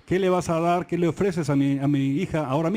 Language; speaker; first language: Spanish; native; Spanish